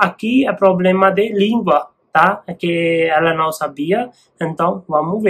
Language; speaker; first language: Portuguese; non-native, learner; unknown